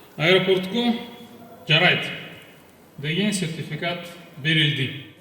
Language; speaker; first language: Kyrgyz; non-native, local second language; Russian